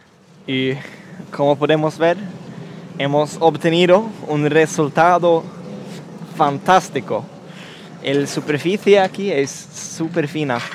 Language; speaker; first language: Spanish; non-native, learner; Swedish